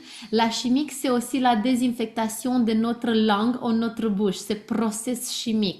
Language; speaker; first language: French; non-native, learner; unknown